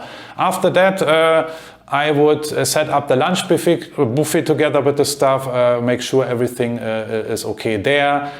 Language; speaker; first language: English; non-native, fluent; German